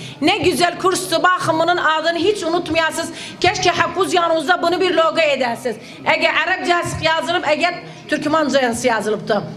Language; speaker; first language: Turkish; non-native, learner; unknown